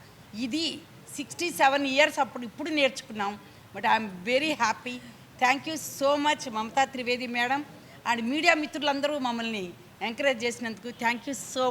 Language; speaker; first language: Telugu; native; Telugu